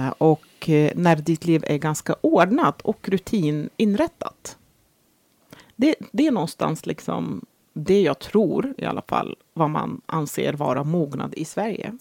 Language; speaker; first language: Swedish; early bilingual, other home language; Arabic